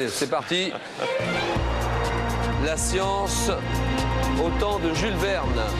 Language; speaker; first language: French; native; French